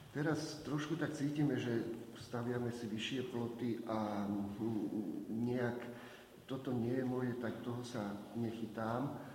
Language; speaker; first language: Slovak; native; Slovak